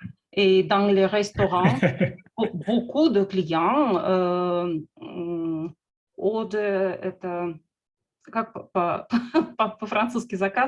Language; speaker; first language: French; non-native, learner; Russian